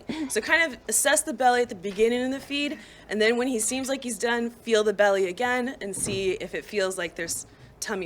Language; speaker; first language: English; native; English